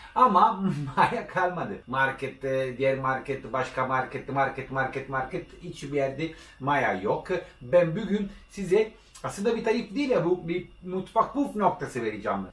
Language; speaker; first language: Turkish; non-native, learner; Italian